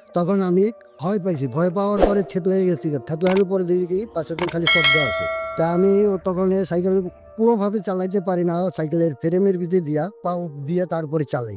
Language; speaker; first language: Bangla; native; Bangla